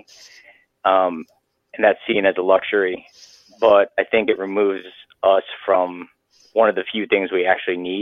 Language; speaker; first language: English; native; English